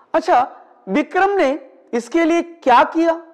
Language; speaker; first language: Hindi; non-native, local second language; Malayalam